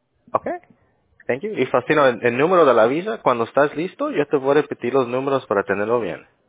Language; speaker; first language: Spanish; early bilingual, heritage; Spanish